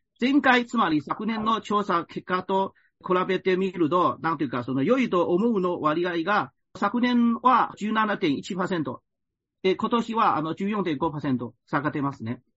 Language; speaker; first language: Japanese; non-native, fluent; Chinese